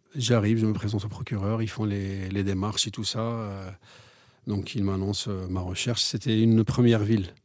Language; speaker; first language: French; non-native, local second language; Arabic